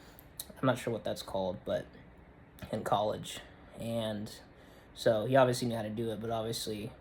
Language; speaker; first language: English; native; English